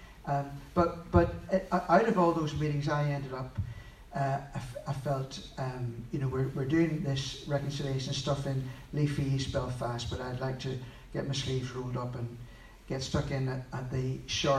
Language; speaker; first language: English; native; English